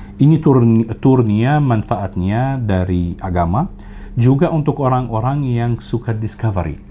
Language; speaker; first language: Indonesian; non-native, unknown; Arabic